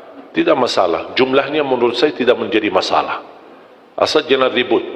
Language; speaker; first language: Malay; non-native, fluent; Arabic